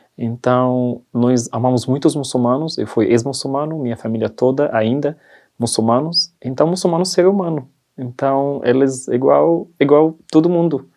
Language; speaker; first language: Portuguese; non-native, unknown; Arabic